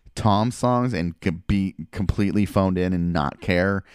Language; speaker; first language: English; early bilingual, other home language; Spanish